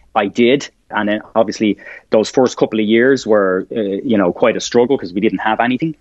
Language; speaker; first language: English; native; English